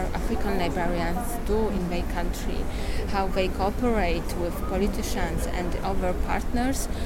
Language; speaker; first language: English; non-native, learner; Polish